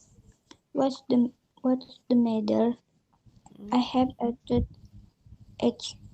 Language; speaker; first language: English; non-native, learner; Indonesian